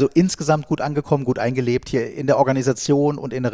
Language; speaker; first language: German; native; German